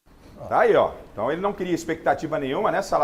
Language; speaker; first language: Portuguese; native; Portuguese